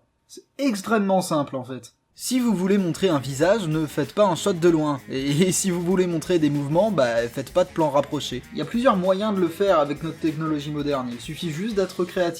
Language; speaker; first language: French; native; French